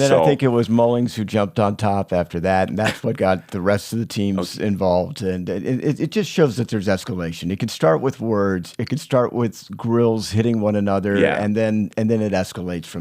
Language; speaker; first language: English; native; English